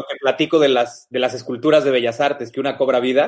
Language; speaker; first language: Spanish; native; Spanish